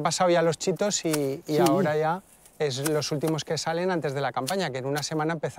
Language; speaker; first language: Spanish; native; Spanish